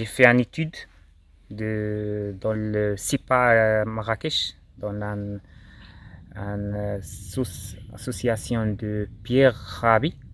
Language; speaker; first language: French; non-native, local second language; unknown